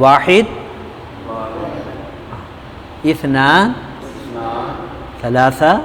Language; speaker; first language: Arabic; non-native, learner; Urdu